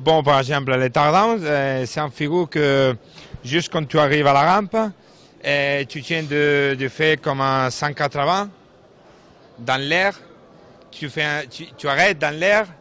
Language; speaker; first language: French; non-native, learner; Spanish